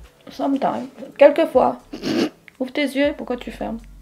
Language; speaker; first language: French; non-native, local second language; Morisyen